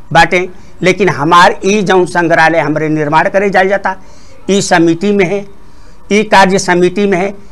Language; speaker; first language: Bhojpuri; non-native, local second language; Rana Tharu